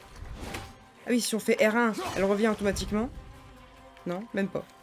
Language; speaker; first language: French; native; French